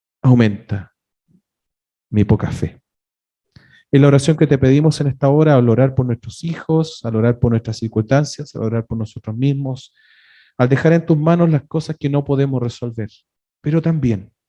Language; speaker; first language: Spanish; native; Spanish